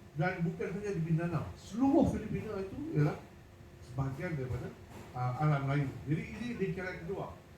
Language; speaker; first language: Malay; native; Malay